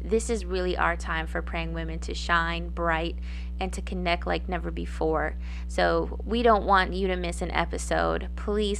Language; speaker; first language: English; native; English